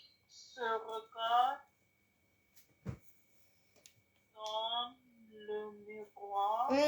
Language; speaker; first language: French; non-native, learner; English